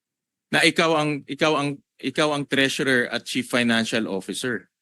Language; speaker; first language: Filipino; native; Filipino